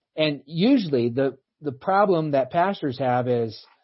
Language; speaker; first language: English; native; English